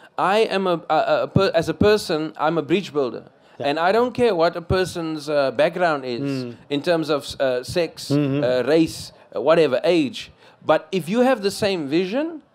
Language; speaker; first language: English; non-native, local second language; Afrikaans